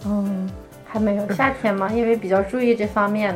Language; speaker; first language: Chinese; native; Chinese